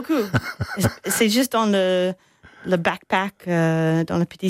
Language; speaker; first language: French; non-native, fluent; English